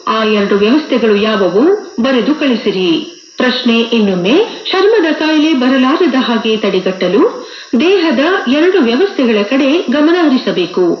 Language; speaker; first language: Kannada; native; Kannada